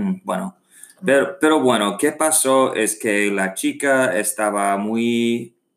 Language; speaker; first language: Spanish; non-native, learner; English